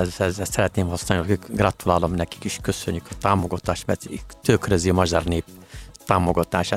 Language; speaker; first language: Hungarian; non-native, learner; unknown